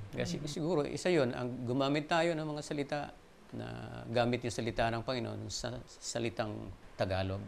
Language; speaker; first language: Filipino; non-native, local second language; Waray